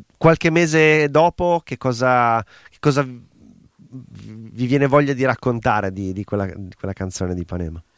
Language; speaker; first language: Italian; native; Italian